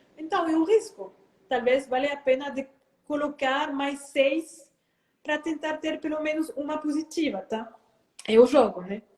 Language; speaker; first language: Portuguese; non-native, fluent; French